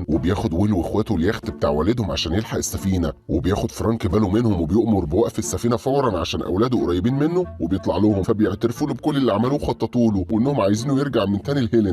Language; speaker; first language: Arabic; native; Arabic